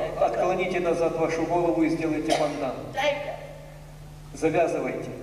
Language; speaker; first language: Russian; native; Russian